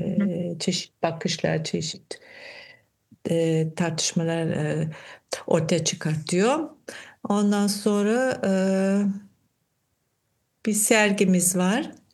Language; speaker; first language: Turkish; non-native, fluent; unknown